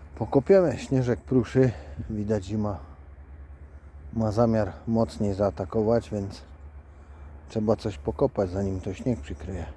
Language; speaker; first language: Polish; native; Polish